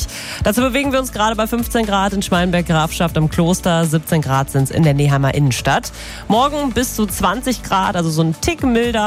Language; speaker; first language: German; native; German